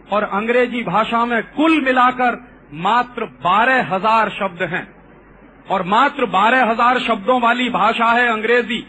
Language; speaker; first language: Hindi; native; Hindi